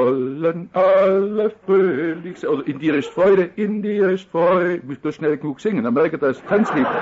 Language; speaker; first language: German; native; German